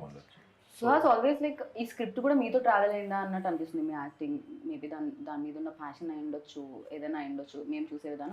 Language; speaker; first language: Telugu; native; Telugu